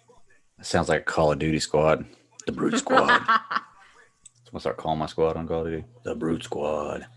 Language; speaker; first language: English; native; English